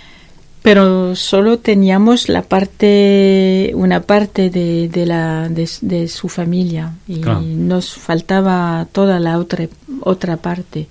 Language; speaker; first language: Spanish; non-native, learner; French